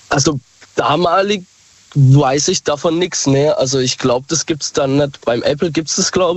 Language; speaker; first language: German; native; German